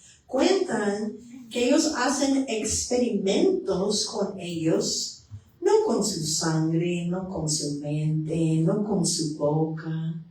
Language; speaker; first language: Spanish; non-native, fluent; English